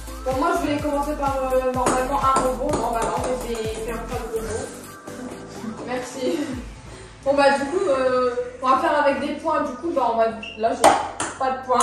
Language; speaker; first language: French; native; French